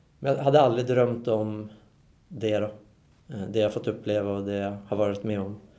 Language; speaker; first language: Swedish; native; Swedish